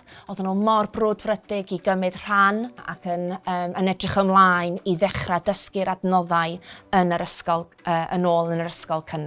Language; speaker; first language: Welsh; native; Welsh